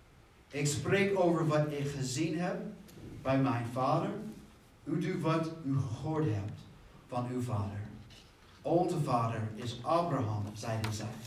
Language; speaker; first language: Dutch; non-native, fluent; English